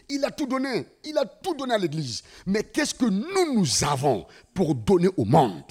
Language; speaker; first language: French; non-native, local second language; Mossi